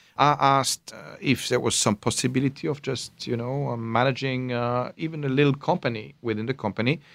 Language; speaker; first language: English; non-native, fluent; French